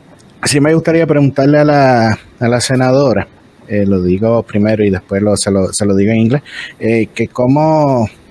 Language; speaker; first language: Spanish; native; Spanish